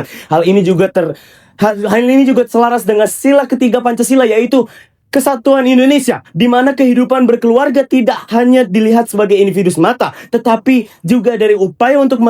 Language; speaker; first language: Indonesian; native; Indonesian